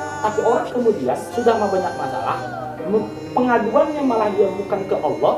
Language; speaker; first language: Indonesian; native; Indonesian